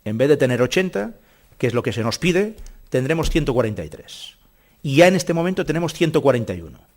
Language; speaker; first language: Spanish; non-native, local second language; Catalan